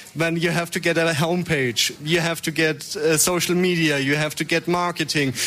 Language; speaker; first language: English; non-native, fluent; German